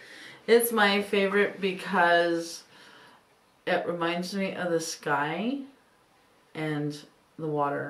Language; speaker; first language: English; native; English